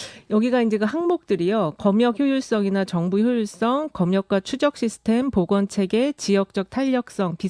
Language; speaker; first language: Korean; native; Korean